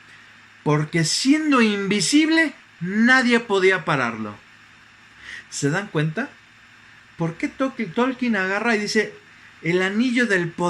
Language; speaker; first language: Spanish; native; Spanish